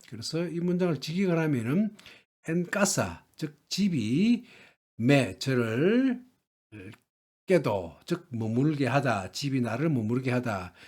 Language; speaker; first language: Korean; native; Korean